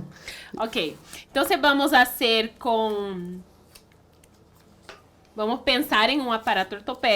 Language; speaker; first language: Spanish; non-native, fluent; Portuguese